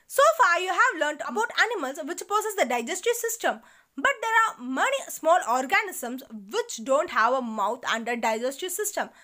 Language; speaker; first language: English; non-native, local second language; Tamil